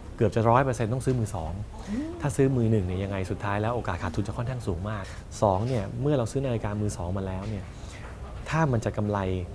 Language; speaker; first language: Thai; native; Thai